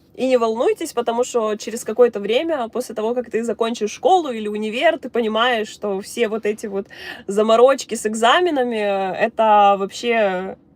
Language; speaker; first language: Ukrainian; non-native, local second language; Russian